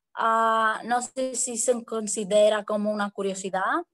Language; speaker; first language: Spanish; non-native, fluent; Greek